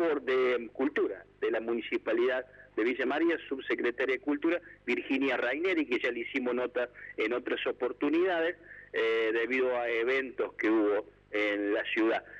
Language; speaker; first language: Spanish; native; Spanish